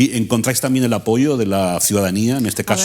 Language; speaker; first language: Spanish; native; Spanish